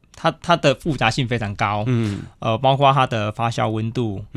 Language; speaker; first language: Chinese; native; Chinese